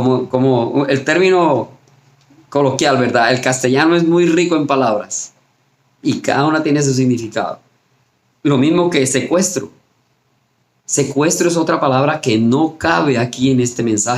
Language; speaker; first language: Spanish; native; Spanish